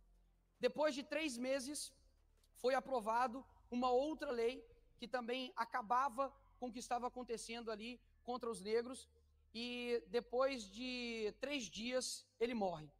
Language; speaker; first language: Portuguese; native; Portuguese